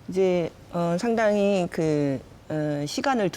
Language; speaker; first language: Korean; native; Korean